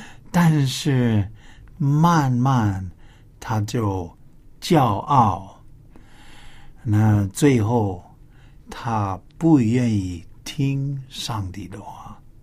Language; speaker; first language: Chinese; non-native, fluent; English